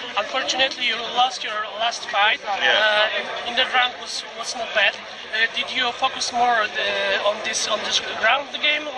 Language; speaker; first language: English; non-native, learner; Polish